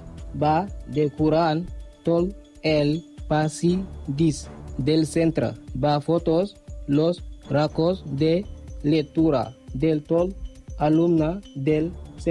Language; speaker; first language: Catalan; non-native, learner; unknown